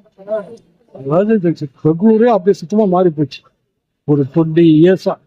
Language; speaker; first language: Tamil; native; Tamil